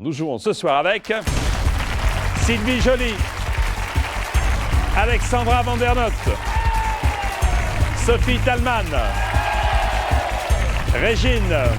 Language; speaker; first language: French; native; French